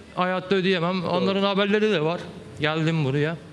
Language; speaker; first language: Turkish; native; Turkish